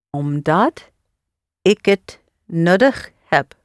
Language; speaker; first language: Dutch; non-native, learner; English